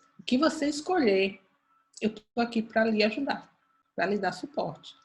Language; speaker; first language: Portuguese; native; Portuguese